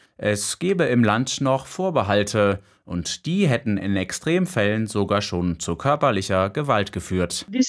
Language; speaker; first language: German; native; German